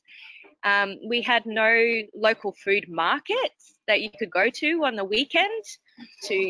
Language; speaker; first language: English; native; English